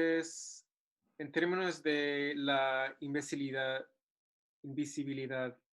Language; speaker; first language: Spanish; non-native, fluent; English